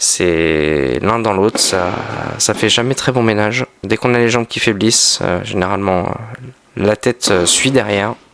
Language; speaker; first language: French; native; French